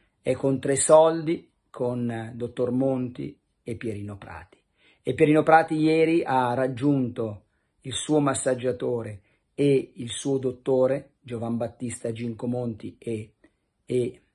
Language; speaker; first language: Italian; native; Italian